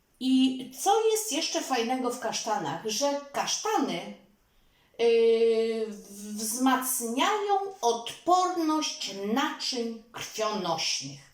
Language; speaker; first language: Polish; native; Polish